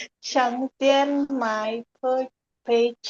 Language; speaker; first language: Chinese; non-native, learner; Indonesian